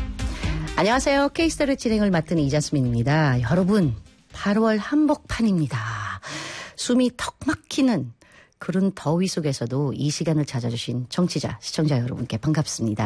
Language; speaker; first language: Korean; non-native, fluent; Filipino